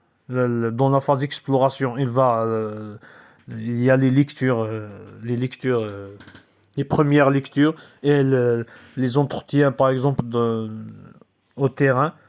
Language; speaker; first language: French; non-native, local second language; Kabyle